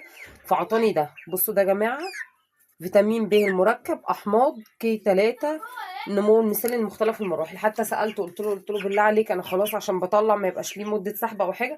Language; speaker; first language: Arabic; native; Arabic